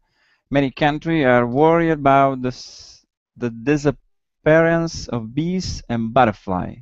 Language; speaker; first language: English; non-native, learner; Italian